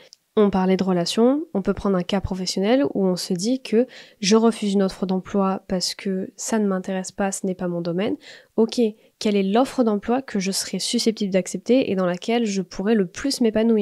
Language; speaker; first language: French; native; French